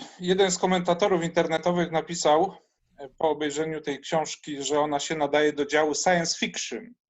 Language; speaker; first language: Polish; native; Polish